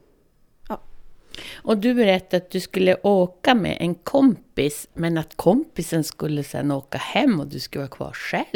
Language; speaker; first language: Swedish; native; Swedish